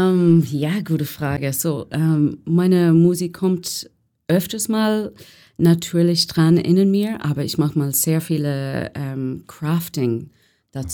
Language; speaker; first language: German; non-native, fluent; English